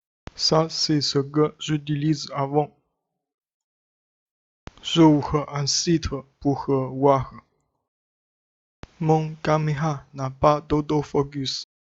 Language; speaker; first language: French; non-native, learner; Chinese